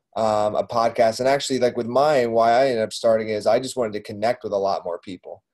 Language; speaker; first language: English; native; English